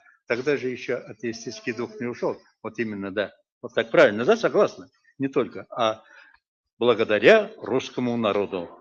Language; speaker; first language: Russian; non-native, local second language; Bashkir